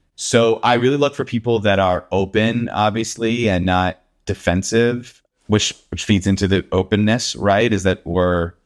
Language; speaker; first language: English; native; English